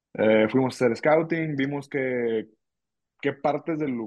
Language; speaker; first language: Spanish; native; Spanish